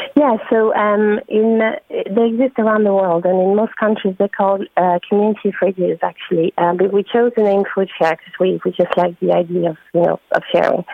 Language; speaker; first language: English; non-native, fluent; French